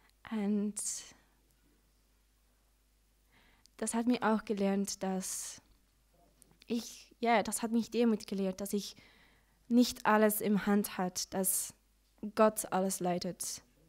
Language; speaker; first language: German; non-native, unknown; Dutch